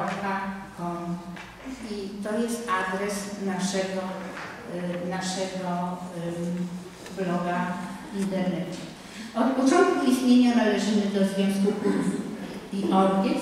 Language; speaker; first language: Polish; native; Polish